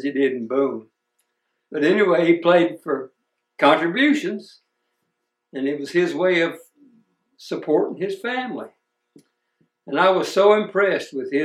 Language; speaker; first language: English; native; English